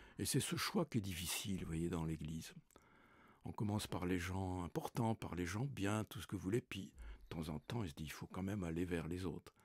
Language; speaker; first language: French; native; French